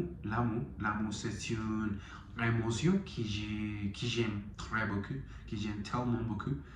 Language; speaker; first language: French; non-native, learner; Spanish